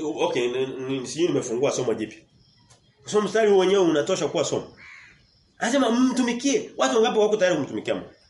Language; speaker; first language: Swahili; native; Swahili